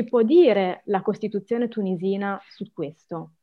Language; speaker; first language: Italian; native; Italian